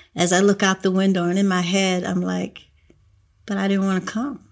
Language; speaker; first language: English; native; English